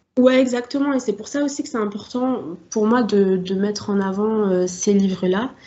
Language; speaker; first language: French; native; French